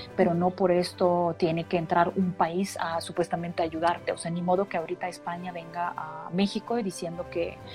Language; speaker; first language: Spanish; non-native, fluent; Russian